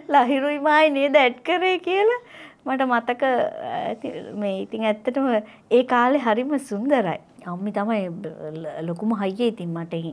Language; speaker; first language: Sinhala; native; Sinhala